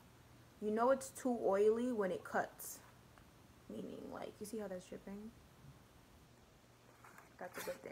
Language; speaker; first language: English; native; English